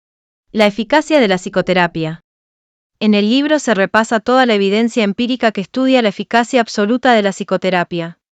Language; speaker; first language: Spanish; native; Spanish